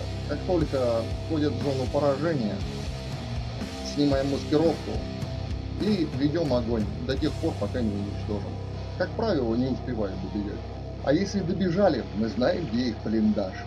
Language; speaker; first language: Russian; native; Russian